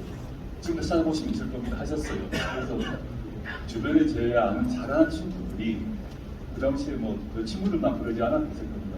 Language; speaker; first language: Korean; native; Korean